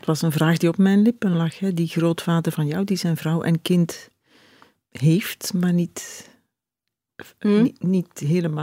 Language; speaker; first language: Dutch; native; Dutch